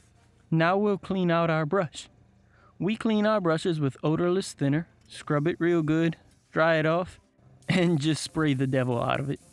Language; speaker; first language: English; native; English